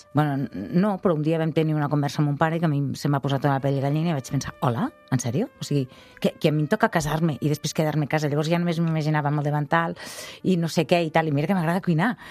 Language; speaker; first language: Catalan; native; Catalan